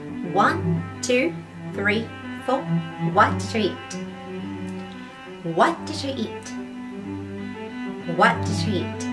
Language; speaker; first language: English; non-native, fluent; Japanese